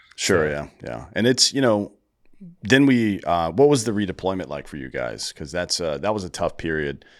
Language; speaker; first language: English; native; English